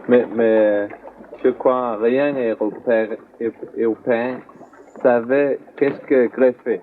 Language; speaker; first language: French; non-native, learner; Danish